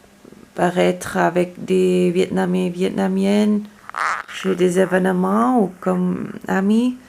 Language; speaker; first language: French; non-native, learner; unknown